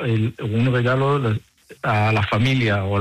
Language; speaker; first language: Spanish; non-native, fluent; Hebrew